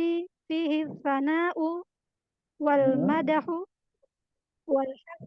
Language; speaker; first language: Arabic; non-native, learner; Indonesian